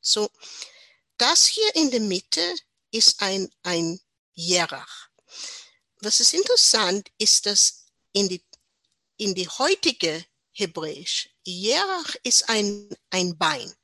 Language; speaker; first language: German; non-native, learner; English